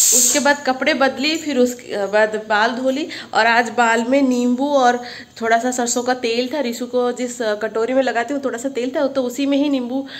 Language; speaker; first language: Hindi; non-native, local second language; Odia